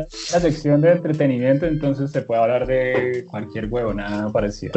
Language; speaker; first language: Spanish; native; Spanish